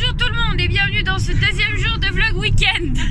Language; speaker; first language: French; native; French